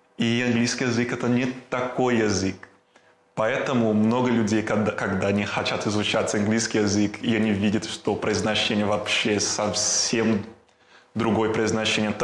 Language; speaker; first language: Russian; non-native, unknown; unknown